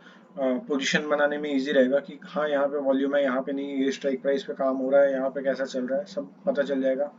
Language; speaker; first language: Hindi; native; Hindi